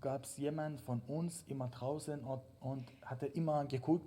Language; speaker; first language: German; non-native, fluent; Persian